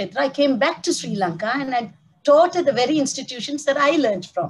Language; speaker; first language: English; non-native, local second language; Tamil